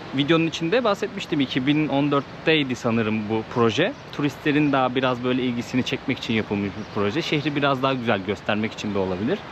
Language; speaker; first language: Turkish; native; Turkish